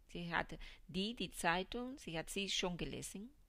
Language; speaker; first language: German; non-native, fluent; Spanish